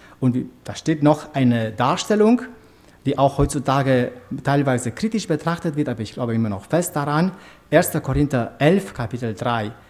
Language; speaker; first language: German; non-native, fluent; Romanian